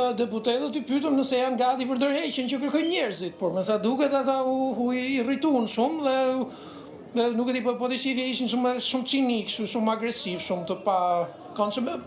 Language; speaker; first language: Albanian; native; Albanian